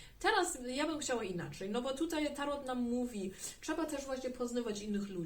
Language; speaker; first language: Polish; early bilingual, heritage; German